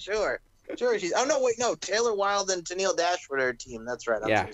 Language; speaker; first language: English; native; English